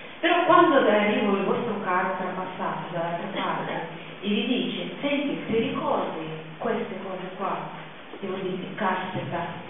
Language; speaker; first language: Italian; non-native, fluent; Russian